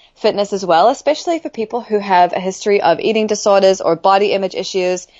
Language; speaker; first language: English; native; English